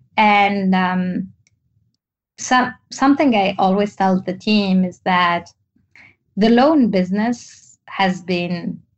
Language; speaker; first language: English; non-native, fluent; Arabic